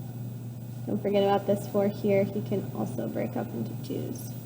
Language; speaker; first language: English; native; English